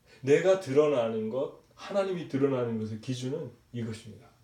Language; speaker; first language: Korean; native; Korean